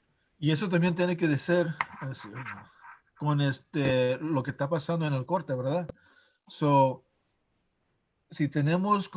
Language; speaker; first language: Spanish; early bilingual, heritage; English